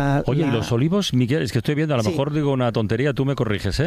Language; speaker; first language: Spanish; native; Spanish